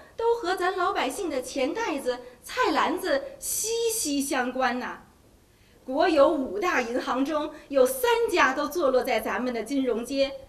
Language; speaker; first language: Chinese; native; Chinese